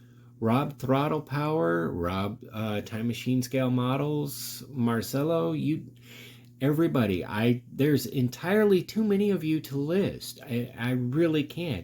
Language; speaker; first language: English; native; English